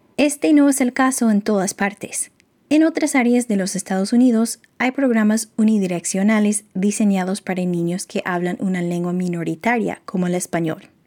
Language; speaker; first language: Spanish; non-native, fluent; English